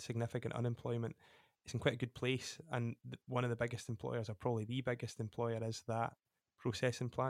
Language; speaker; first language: English; native; English